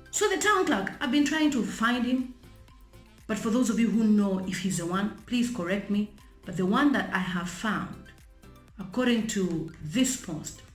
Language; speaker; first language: English; non-native, local second language; Bemba